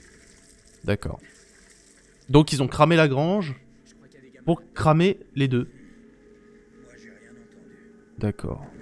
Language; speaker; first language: French; native; French